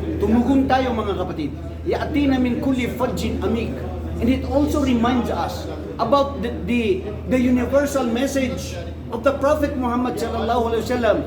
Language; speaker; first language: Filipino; non-native, local second language; Maranao